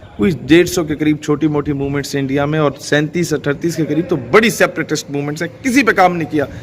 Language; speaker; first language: Urdu; non-native, local second language; Punjabi